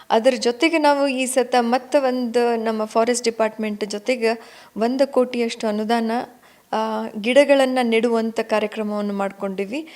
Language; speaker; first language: Kannada; native; Kannada